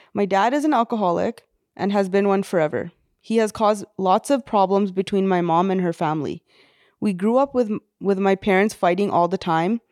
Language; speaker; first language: Punjabi; early bilingual, heritage; Punjabi